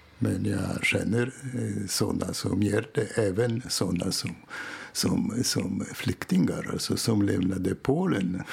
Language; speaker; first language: Swedish; non-native, fluent; Polish